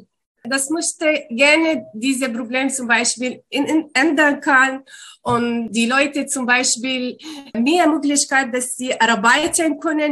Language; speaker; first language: German; non-native, learner; Arabic